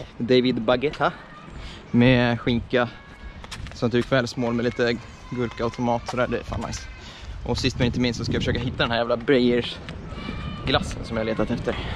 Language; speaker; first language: Swedish; early bilingual, other home language; Estonian